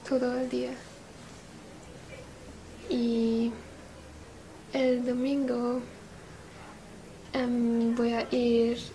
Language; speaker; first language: Spanish; non-native, learner; English